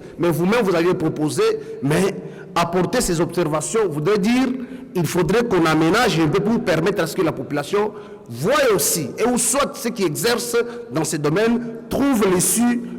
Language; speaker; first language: French; native; French